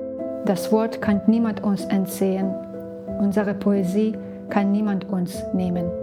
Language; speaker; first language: German; non-native, fluent; Belarusian